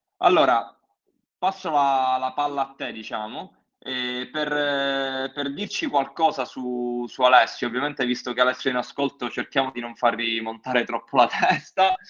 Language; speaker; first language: Italian; native; Italian